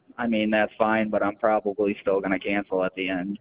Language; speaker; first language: English; native; English